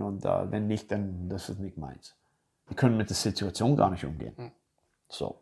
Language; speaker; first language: German; non-native, fluent; English